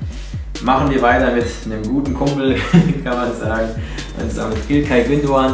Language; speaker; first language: German; native; German